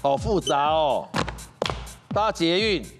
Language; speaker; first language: Chinese; native; Chinese